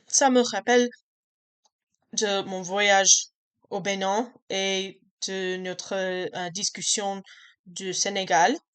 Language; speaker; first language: French; non-native, learner; English